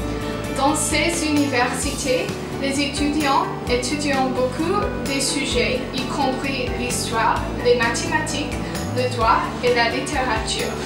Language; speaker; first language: French; non-native, learner; English